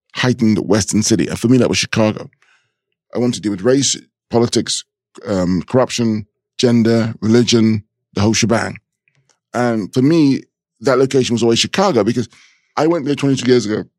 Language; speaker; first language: English; native; English